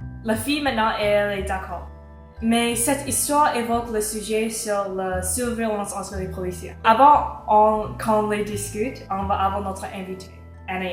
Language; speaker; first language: French; non-native, local second language; English